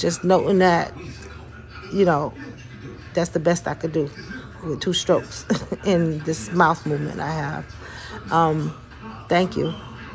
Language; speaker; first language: English; native; English